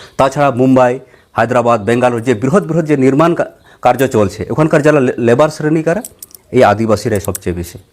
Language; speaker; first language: Bangla; non-native, local second language; Santali